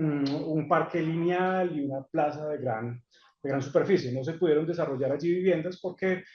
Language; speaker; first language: Spanish; native; Spanish